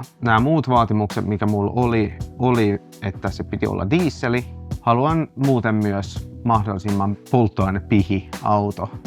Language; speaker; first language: Finnish; non-native, local second language; Swedish